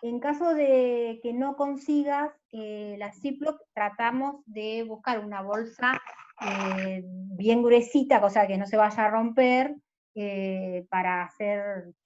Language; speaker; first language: Spanish; native; Spanish